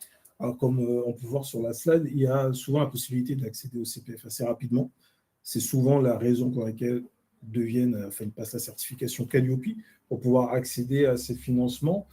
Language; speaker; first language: French; native; French